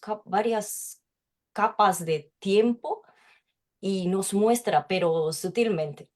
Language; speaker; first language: Spanish; non-native, fluent; Japanese